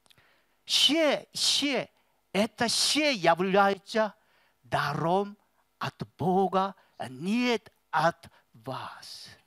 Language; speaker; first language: Russian; non-native, learner; Korean